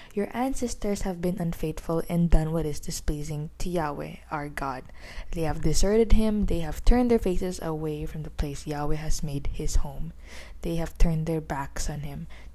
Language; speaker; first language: English; non-native, local second language; Filipino